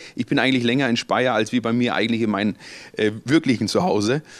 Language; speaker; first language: German; native; German